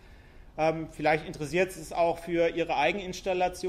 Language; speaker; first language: German; native; German